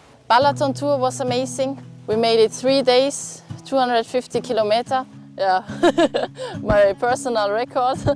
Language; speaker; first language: English; non-native, learner; German